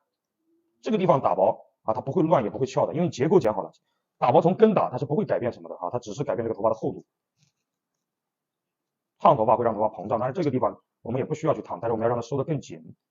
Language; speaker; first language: Chinese; native; Chinese